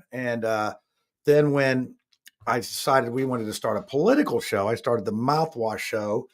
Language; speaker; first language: English; native; English